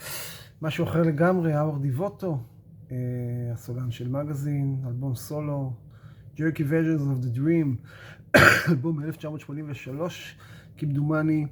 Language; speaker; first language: Hebrew; native; Hebrew